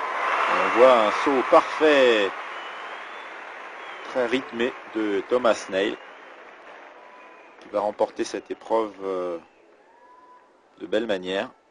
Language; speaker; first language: French; native; French